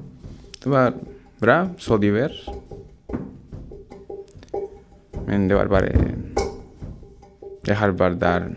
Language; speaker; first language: Norwegian; non-native, learner; Spanish